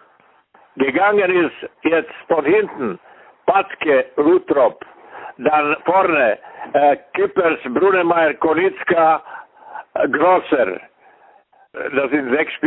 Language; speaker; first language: German; non-native, fluent; Serbian